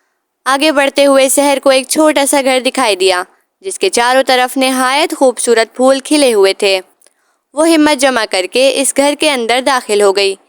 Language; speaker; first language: Urdu; native; Urdu